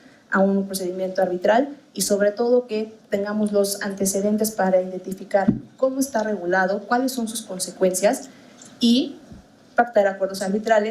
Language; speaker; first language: Spanish; native; Spanish